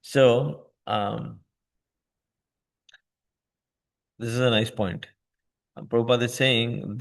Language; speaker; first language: English; non-native, local second language; Hindi